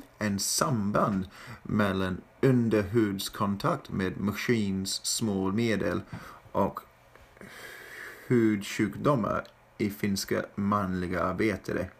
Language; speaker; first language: Swedish; non-native, fluent; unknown